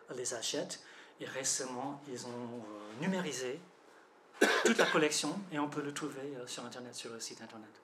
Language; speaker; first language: French; non-native, fluent; English